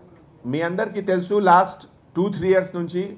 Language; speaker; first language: Telugu; non-native, fluent; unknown